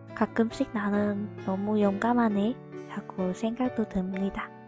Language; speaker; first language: Korean; non-native, fluent; Vietnamese